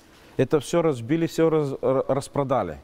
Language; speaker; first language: Russian; non-native, learner; Bulgarian